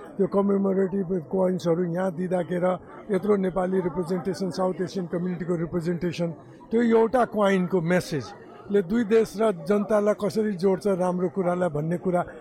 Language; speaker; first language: Nepali; native; Nepali